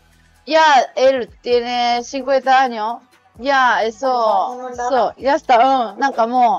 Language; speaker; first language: Spanish; non-native, learner; Japanese